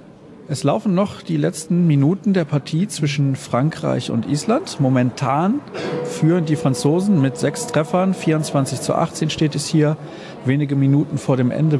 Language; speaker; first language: German; native; German